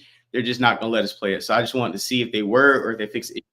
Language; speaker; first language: English; native; English